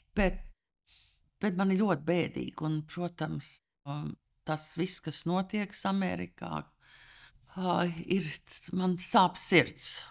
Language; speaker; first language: Latvian; early bilingual, heritage; Latvian